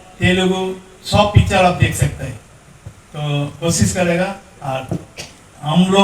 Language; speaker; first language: Hindi; non-native, local second language; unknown